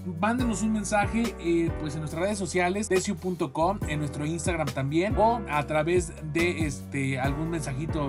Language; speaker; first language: Spanish; native; Spanish